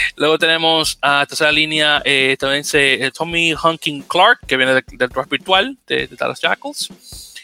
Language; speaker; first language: Spanish; native; Spanish